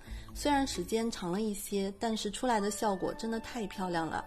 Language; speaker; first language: Chinese; native; Chinese